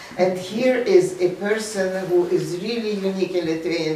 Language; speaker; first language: English; non-native, fluent; Lithuanian